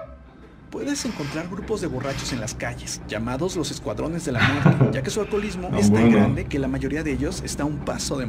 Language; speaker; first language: Spanish; native; Spanish